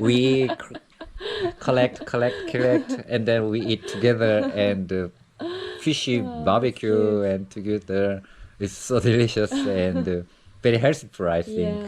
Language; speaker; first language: English; non-native, learner; Korean